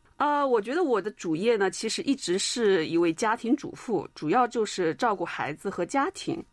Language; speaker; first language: Chinese; native; Chinese